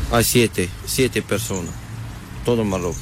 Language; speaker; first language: Spanish; non-native, learner; Arabic